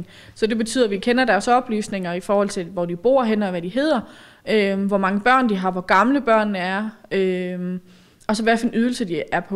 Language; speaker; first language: Danish; native; Danish